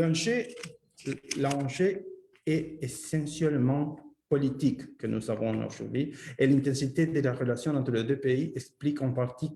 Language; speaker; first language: French; non-native, fluent; Spanish